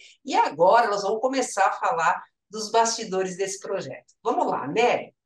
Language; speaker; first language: Portuguese; native; Portuguese